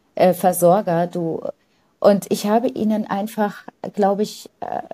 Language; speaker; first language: German; early bilingual, other home language; Arabic